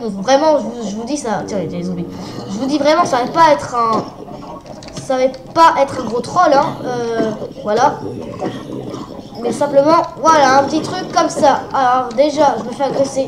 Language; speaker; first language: French; native; French